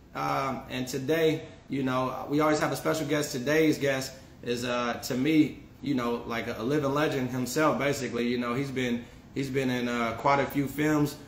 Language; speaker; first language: English; native; English